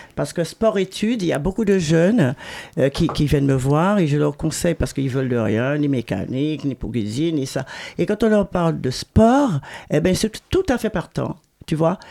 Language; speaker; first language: French; native; French